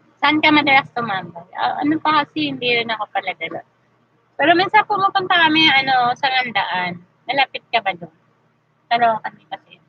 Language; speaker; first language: Filipino; non-native, local second language; Masbatenyo